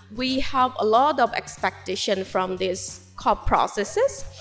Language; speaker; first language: English; non-native, local second language; Kok Borok